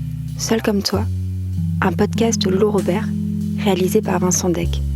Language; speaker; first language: French; native; French